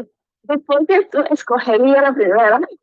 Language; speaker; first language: Spanish; non-native, learner; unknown